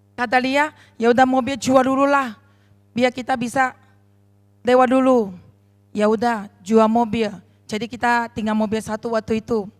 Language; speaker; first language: Indonesian; non-native, learner; Chinese